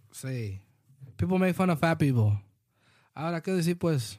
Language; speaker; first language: Spanish; early bilingual, heritage; Spanish